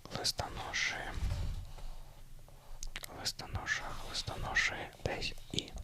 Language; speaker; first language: Ukrainian; non-native, learner; Russian